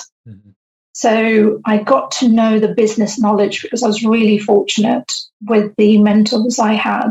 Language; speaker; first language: English; native; English